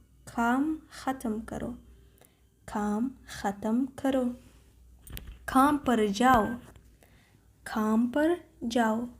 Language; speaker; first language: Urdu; non-native, fluent; Persian